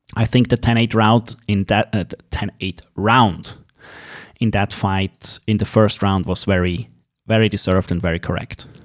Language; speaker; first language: English; non-native, fluent; German